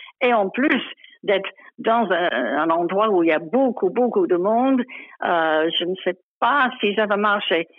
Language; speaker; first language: French; non-native, fluent; English